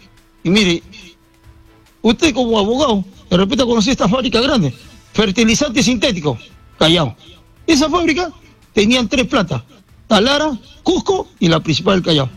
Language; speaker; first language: Spanish; native; Spanish